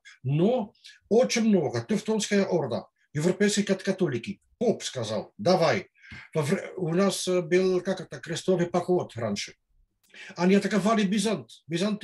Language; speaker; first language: Russian; non-native, fluent; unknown